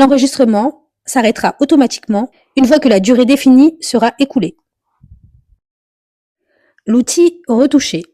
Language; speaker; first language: French; native; French